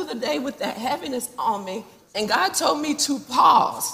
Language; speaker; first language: English; native; English